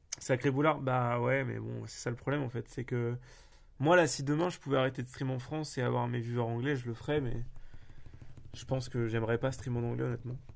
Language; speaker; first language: French; native; French